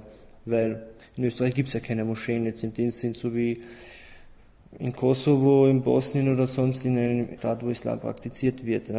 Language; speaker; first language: German; early bilingual, other home language; Albanian